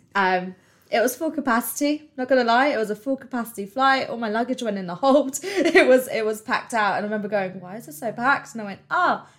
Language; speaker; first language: English; native; English